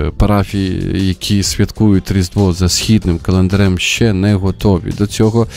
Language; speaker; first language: Ukrainian; native; Ukrainian